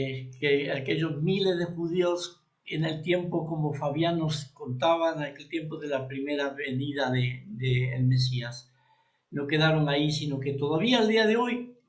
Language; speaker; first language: Spanish; native; Spanish